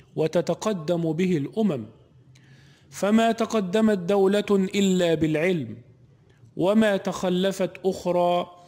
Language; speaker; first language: Arabic; native; Arabic